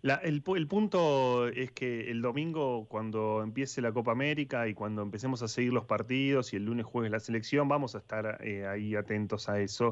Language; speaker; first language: Spanish; native; Spanish